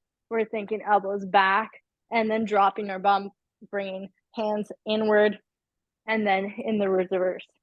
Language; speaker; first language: English; native; English